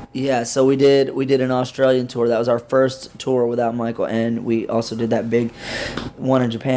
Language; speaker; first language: English; native; English